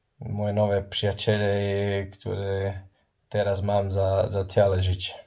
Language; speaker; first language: Polish; non-native, learner; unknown